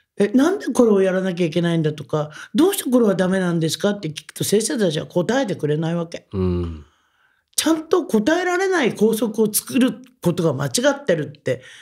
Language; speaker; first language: Japanese; native; Japanese